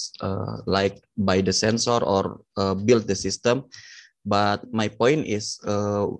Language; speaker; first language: English; non-native, learner; Indonesian